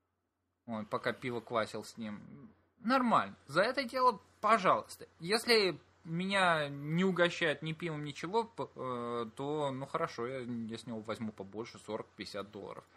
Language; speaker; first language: Russian; native; Russian